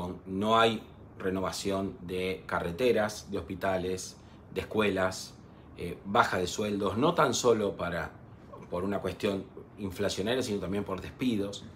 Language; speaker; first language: Spanish; native; Spanish